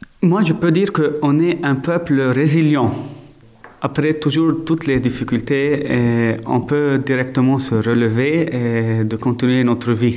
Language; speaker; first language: French; non-native, local second language; Arabic